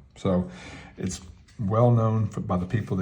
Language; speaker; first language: English; native; English